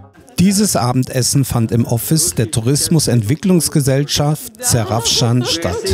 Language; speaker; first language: German; native; German